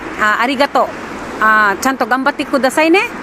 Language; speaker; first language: Japanese; non-native, learner; Filipino